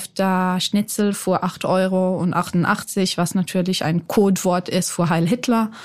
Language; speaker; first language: German; non-native, fluent; Hebrew